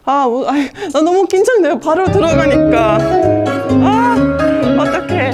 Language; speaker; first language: Korean; non-native, learner; Estonian